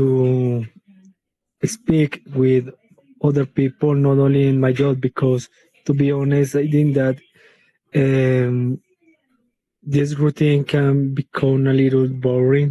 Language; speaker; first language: English; non-native, learner; Spanish